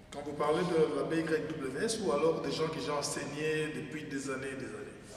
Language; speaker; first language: French; non-native, local second language; Lingala